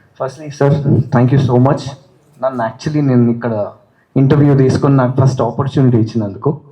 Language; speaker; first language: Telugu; native; Telugu